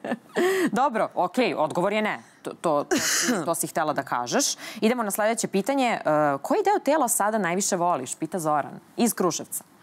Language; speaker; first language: Serbian; native; Serbian